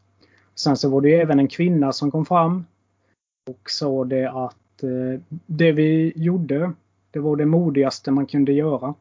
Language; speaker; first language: Swedish; native; Swedish